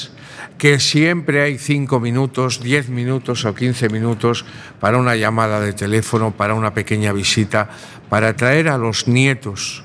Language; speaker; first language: Spanish; native; Spanish